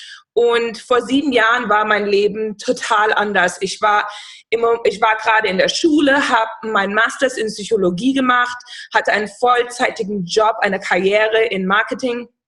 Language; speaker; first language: German; non-native, fluent; English